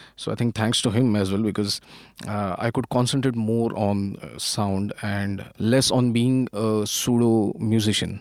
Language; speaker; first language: English; non-native, local second language; Marathi